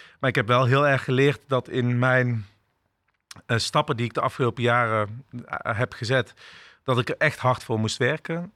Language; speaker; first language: Dutch; early bilingual, other home language; Turkish